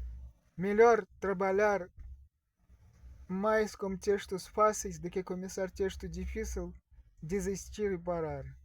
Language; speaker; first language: Portuguese; non-native, learner; Russian